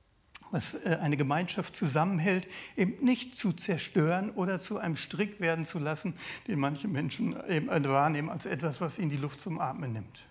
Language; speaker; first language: German; native; German